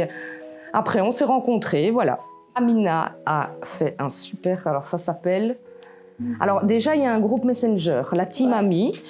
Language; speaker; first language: French; native; French